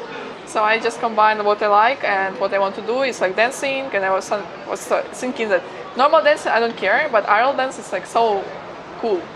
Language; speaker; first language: English; non-native, fluent; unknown